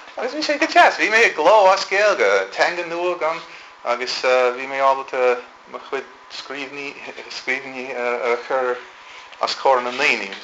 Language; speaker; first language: Irish; non-native, fluent; English